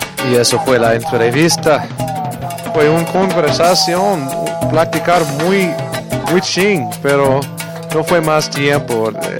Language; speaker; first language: Spanish; non-native, learner; English